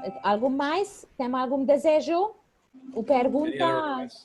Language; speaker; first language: Portuguese; non-native, fluent; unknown